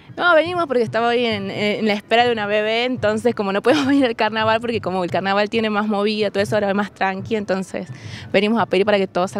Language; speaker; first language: Spanish; native; Spanish